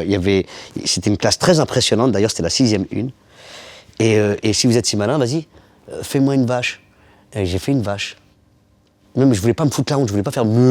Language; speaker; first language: French; early bilingual, other home language; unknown